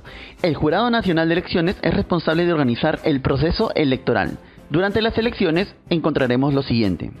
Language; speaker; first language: Spanish; native; Spanish